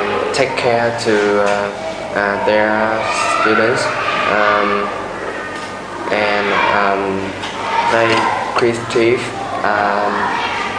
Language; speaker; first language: English; non-native, learner; Vietnamese